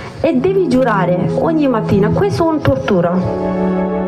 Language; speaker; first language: Italian; non-native, learner; Kurdish